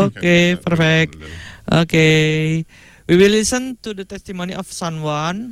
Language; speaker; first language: English; non-native, learner; Indonesian